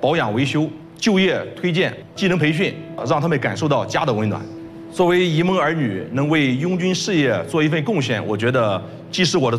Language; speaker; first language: Chinese; native; Chinese